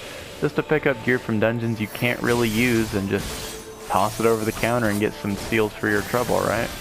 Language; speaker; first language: English; native; English